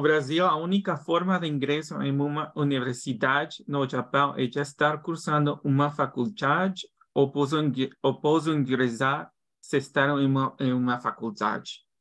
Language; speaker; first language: Portuguese; non-native, learner; Spanish